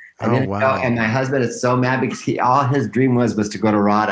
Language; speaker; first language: English; native; English